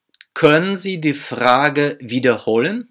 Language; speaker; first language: German; non-native, fluent; Polish